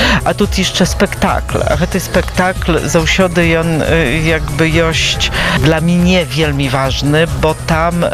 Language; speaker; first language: Polish; non-native, local second language; Belarusian